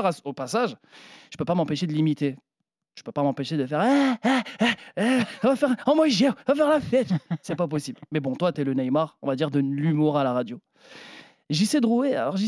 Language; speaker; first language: French; native; French